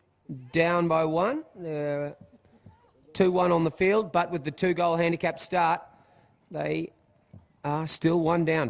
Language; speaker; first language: English; native; English